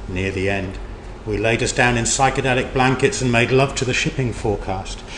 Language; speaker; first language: English; native; English